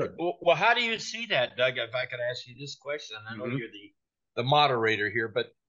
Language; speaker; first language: English; native; English